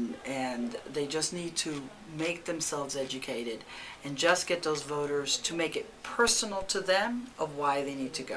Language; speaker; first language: English; early bilingual, other home language; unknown